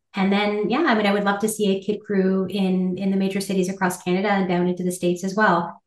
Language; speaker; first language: English; native; English